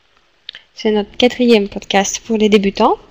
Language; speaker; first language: French; non-native, fluent; Russian